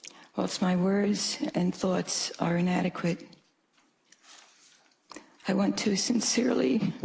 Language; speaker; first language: English; native; English